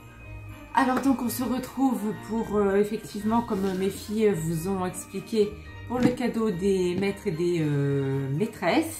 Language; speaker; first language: French; native; French